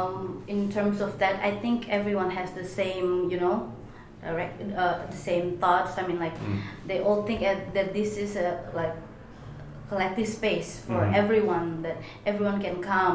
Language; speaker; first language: English; non-native, fluent; Indonesian